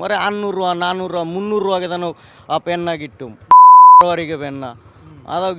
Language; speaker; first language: Malayalam; non-native, learner; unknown